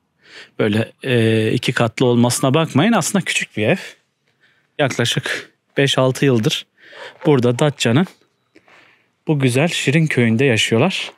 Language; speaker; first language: Turkish; native; Turkish